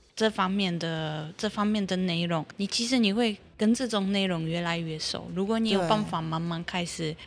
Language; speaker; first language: Chinese; non-native, fluent; Polish